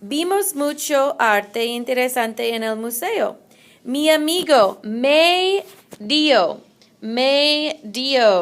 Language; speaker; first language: Spanish; non-native, fluent; English